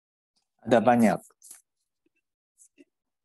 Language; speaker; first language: Indonesian; non-native, learner; Japanese